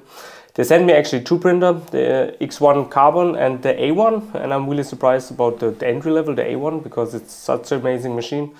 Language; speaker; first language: English; non-native, fluent; German